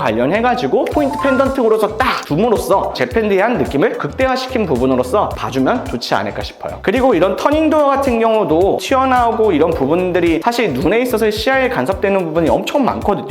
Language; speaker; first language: Korean; native; Korean